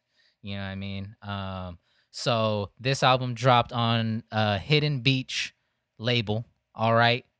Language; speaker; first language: English; native; English